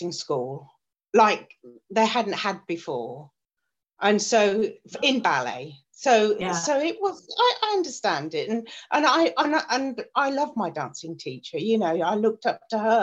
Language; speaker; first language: English; native; English